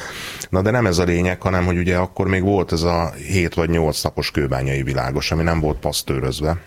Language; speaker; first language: Hungarian; native; Hungarian